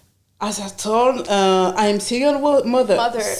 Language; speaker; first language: English; non-native, learner; French